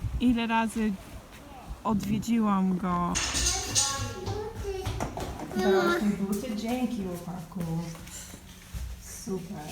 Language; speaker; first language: Polish; non-native, learner; English